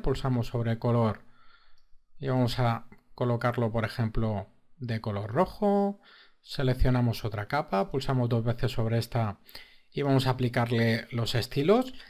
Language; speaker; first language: Spanish; native; Spanish